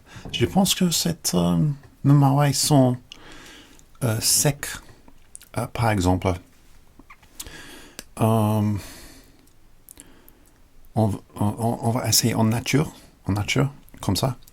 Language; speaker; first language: French; non-native, learner; English